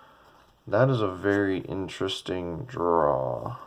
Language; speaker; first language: English; native; English